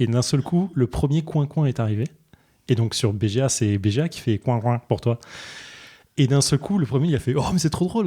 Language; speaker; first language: French; native; French